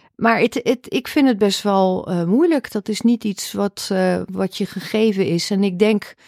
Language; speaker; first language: Dutch; early bilingual, heritage; Dutch